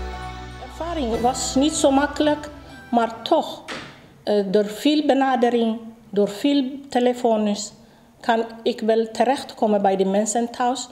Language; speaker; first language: Dutch; non-native, learner; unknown